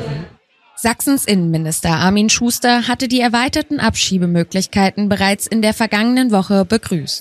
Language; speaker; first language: German; native; German